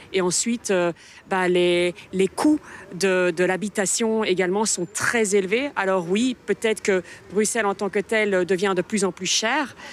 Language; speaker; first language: French; early bilingual, other home language; Spanish